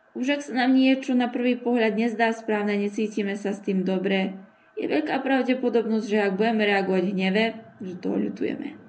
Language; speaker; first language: Slovak; early bilingual, heritage; Slovak